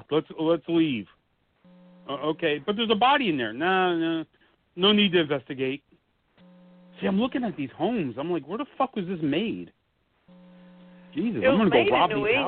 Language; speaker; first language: English; native; English